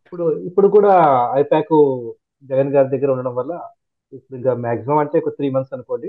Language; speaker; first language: Telugu; native; Telugu